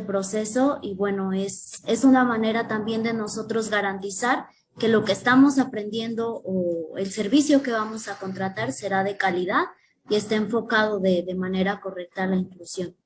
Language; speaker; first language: Spanish; native; Spanish